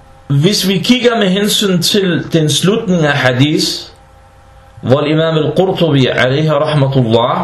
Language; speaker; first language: Danish; non-native, fluent; Arabic